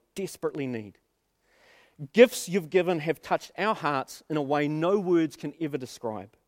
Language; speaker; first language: English; native; English